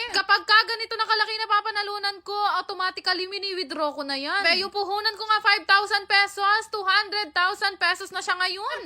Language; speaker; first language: Filipino; native; Filipino